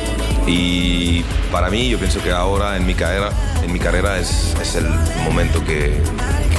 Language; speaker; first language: Spanish; non-native, learner; French